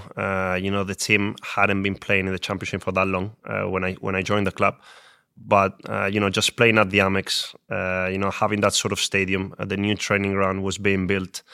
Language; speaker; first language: English; non-native, fluent; Spanish